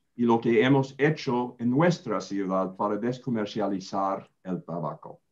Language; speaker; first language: Spanish; non-native, learner; English